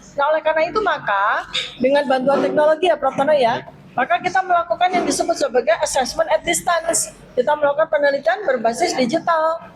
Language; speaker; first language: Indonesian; native; Indonesian